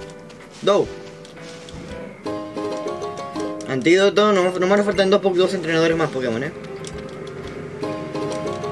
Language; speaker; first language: Spanish; native; Spanish